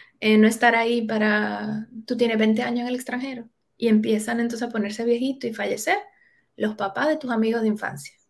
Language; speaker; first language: Spanish; native; Spanish